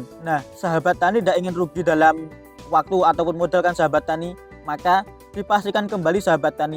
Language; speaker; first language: Indonesian; native; Indonesian